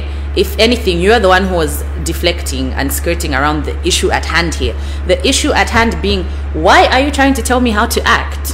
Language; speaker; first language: English; non-native, local second language; Bemba